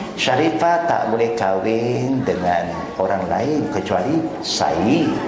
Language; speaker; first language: Malay; non-native, local second language; Chinese